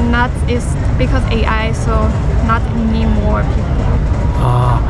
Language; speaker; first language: English; non-native, learner; Chinese